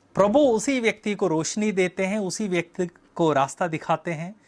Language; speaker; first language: Hindi; native; Hindi